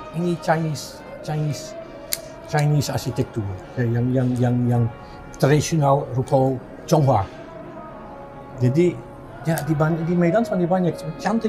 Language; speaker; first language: Indonesian; non-native, fluent; Dutch